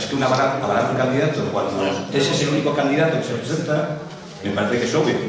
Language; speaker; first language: Spanish; native; Spanish